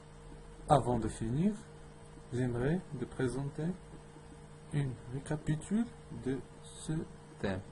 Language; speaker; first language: French; non-native, learner; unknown